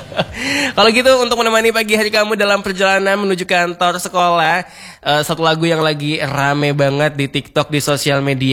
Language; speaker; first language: Indonesian; native; Indonesian